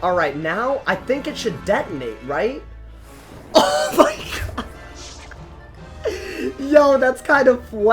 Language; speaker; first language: English; native; English